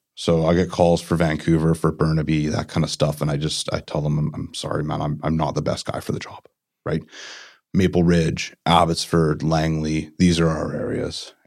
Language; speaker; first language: English; native; English